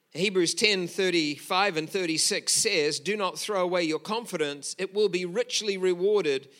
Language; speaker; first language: English; native; English